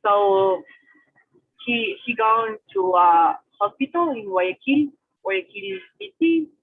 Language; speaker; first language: English; non-native, learner; Spanish